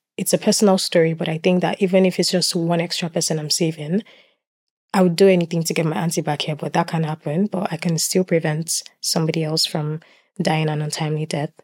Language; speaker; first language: English; non-native, local second language; Yoruba